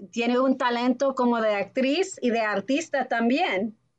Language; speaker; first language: Spanish; non-native, learner; English